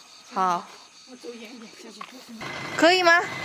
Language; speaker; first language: Chinese; non-native, learner; Indonesian